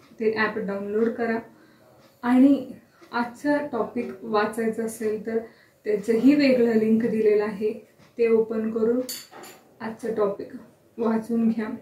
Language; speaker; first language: Marathi; non-native, local second language; Kannada